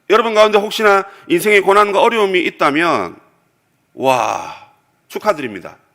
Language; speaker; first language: Korean; native; Korean